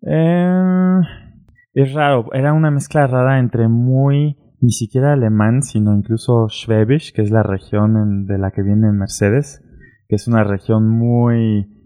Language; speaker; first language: Spanish; early bilingual, heritage; German